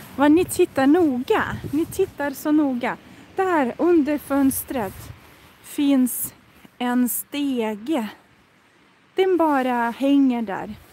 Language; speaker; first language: Swedish; non-native, fluent; Russian